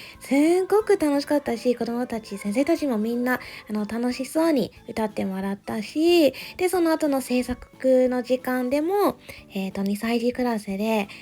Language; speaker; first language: Japanese; early bilingual, heritage; Japanese